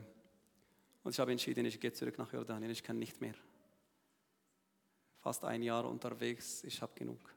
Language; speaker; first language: German; non-native, learner; Arabic